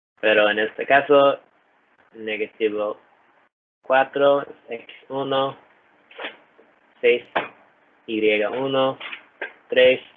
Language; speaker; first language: Spanish; non-native, learner; English